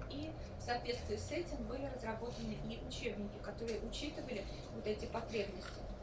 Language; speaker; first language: Russian; native; Russian